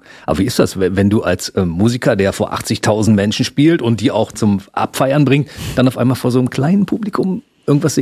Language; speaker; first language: German; native; German